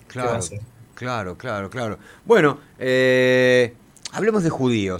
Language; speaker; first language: Spanish; native; Spanish